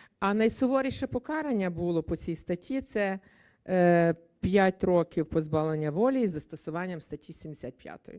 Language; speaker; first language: Ukrainian; native; Ukrainian